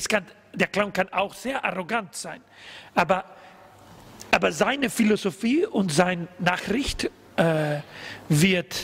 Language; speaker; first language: German; non-native, learner; Spanish